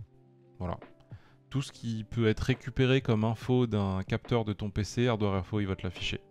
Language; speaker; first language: French; native; French